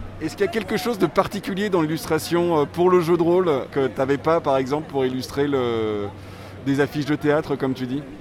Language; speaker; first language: French; native; French